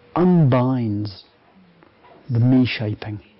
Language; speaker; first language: English; native; English